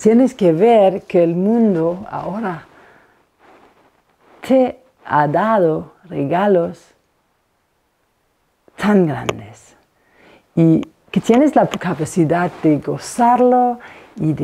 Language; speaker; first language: Spanish; non-native, fluent; Danish